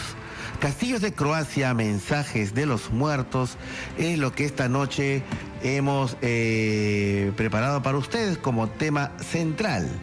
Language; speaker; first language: Spanish; native; Spanish